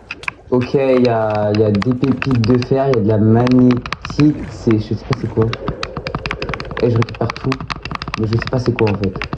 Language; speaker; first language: French; native; French